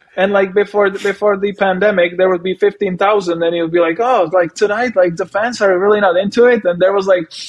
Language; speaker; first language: English; non-native, fluent; Czech